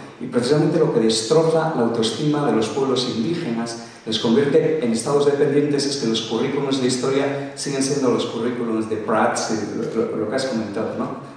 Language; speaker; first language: Spanish; native; Spanish